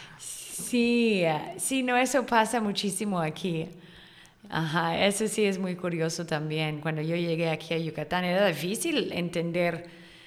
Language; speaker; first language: Spanish; non-native, fluent; English